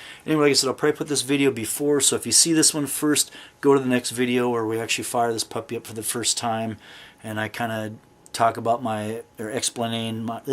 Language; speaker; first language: English; native; English